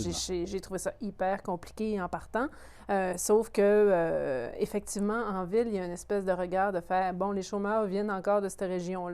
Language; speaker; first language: French; native; French